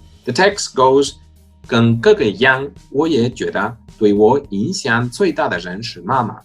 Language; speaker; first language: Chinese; non-native, fluent; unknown